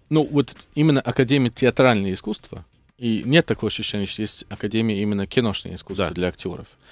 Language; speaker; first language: Russian; non-native, fluent; English